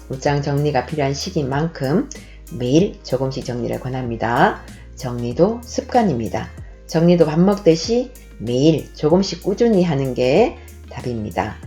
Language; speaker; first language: Korean; native; Korean